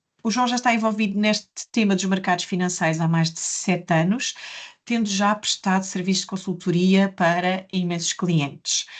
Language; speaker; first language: Portuguese; native; Portuguese